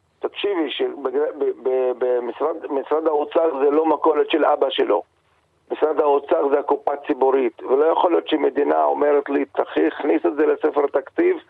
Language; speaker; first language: Hebrew; non-native, local second language; Arabic